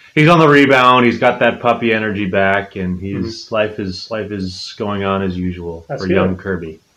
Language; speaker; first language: English; native; English